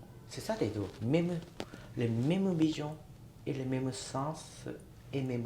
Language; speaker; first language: French; non-native, learner; Japanese